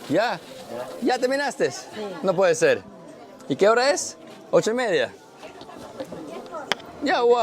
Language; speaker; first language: Spanish; early bilingual, heritage; English